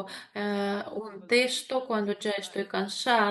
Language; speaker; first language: Spanish; non-native, fluent; Russian